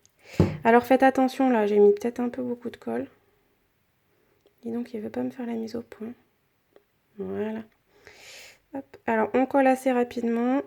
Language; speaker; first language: French; native; French